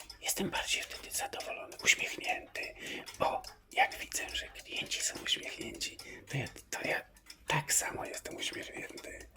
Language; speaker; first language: Polish; native; Polish